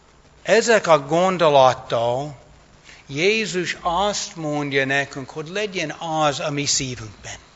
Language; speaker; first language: Hungarian; non-native, fluent; English